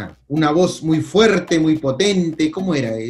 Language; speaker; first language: Spanish; native; Spanish